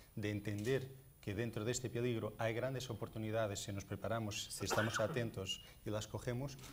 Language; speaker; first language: Spanish; non-native, fluent; Portuguese